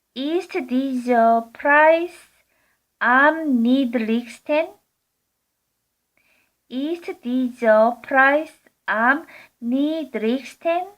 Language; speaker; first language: German; non-native, learner; Korean